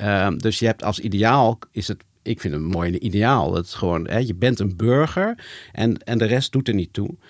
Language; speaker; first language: Dutch; native; Dutch